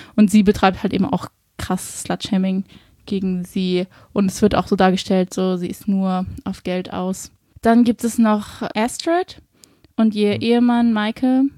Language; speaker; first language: German; early bilingual, other home language; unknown